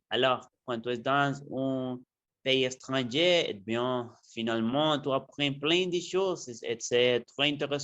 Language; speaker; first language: French; non-native, learner; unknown